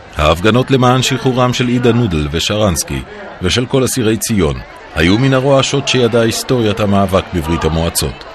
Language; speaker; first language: Hebrew; native; Hebrew